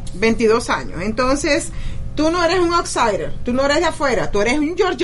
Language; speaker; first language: Spanish; native; Spanish